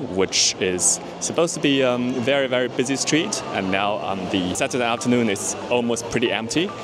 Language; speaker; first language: English; non-native, fluent; Chinese